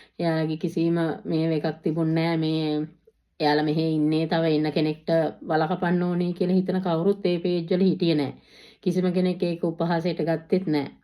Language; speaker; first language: Sinhala; native; Sinhala